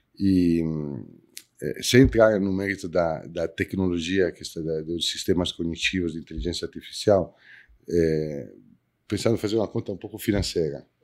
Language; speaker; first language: Portuguese; non-native, fluent; Italian